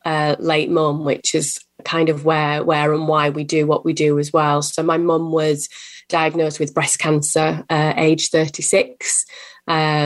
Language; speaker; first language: English; native; English